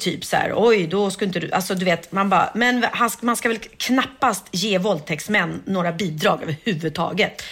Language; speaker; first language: Swedish; native; Swedish